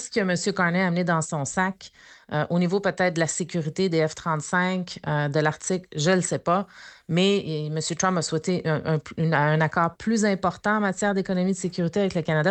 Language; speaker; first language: French; native; French